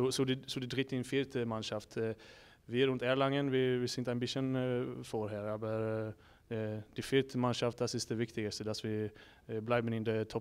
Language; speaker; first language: German; non-native, learner; Swedish